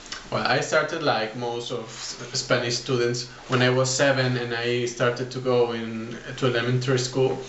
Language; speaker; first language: English; non-native, fluent; Spanish